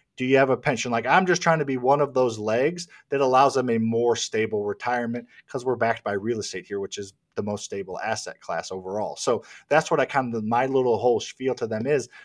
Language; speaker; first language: English; native; English